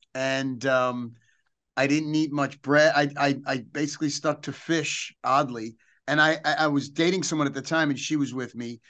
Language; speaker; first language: English; native; English